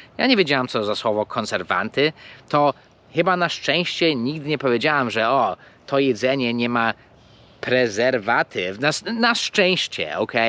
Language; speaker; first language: Polish; early bilingual, heritage; English